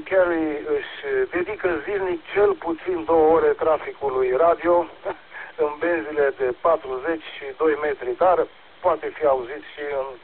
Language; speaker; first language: Romanian; native; Romanian